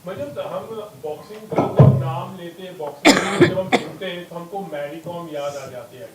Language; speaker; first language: Hindi; native; Hindi